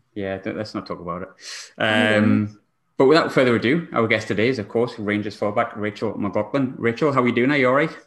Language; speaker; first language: English; native; English